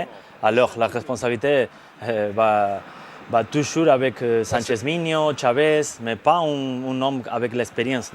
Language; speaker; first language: French; non-native, fluent; Spanish